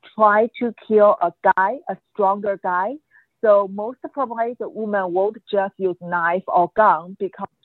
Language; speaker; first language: English; non-native, fluent; Chinese